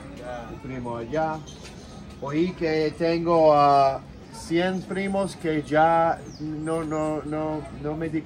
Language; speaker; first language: Spanish; non-native, fluent; English